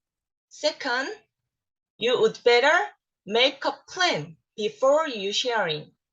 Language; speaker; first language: English; non-native, learner; Korean